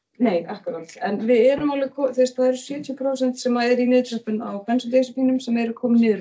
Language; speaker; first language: Icelandic; native; Icelandic